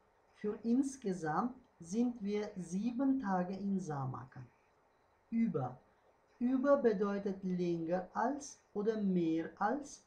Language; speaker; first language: German; non-native, fluent; Uzbek